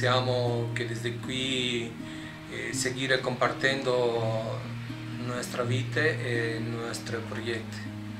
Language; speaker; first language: Italian; non-native, learner; Spanish